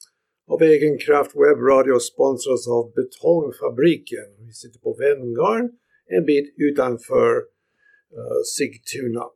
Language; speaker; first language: Swedish; non-native, fluent; English